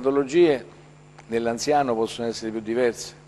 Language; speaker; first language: Italian; native; Italian